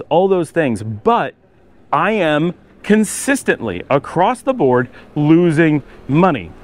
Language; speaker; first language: English; native; English